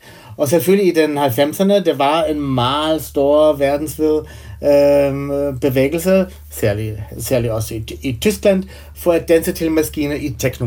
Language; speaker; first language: Danish; non-native, fluent; German